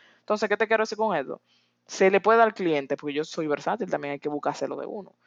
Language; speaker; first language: Spanish; native; Spanish